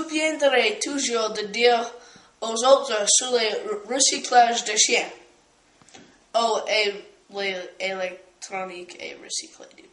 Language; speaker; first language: French; non-native, learner; English